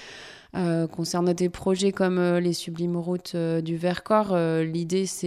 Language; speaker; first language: French; native; French